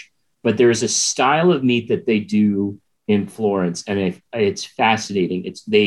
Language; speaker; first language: English; native; English